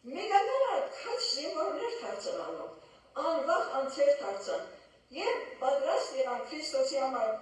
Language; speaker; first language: Armenian; early bilingual, heritage; Armenian